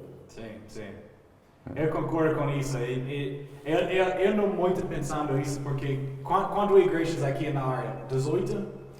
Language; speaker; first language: Portuguese; non-native, learner; English